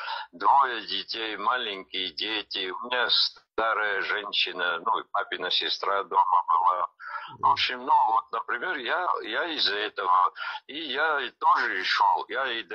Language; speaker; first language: Russian; non-native, local second language; Abkhazian